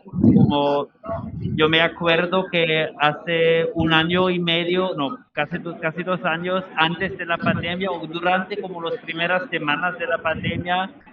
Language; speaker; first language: Spanish; non-native, fluent; German